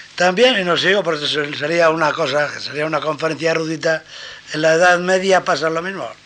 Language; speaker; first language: Spanish; native; Spanish